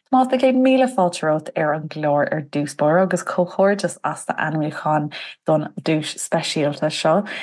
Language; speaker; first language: Irish; non-native, local second language; English